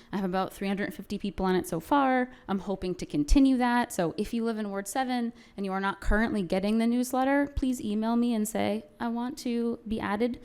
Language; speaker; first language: English; native; English